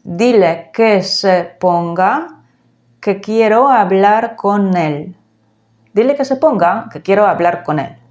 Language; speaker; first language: Spanish; non-native, fluent; Polish